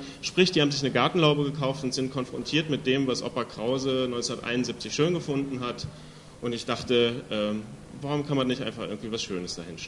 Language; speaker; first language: German; native; German